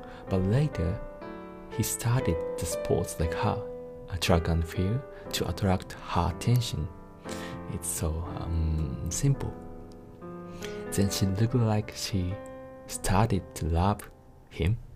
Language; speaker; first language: English; non-native, fluent; Japanese